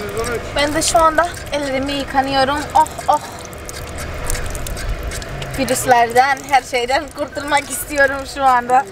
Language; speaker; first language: Turkish; non-native, fluent; Portuguese